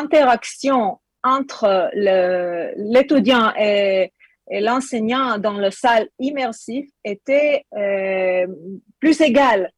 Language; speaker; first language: French; non-native, learner; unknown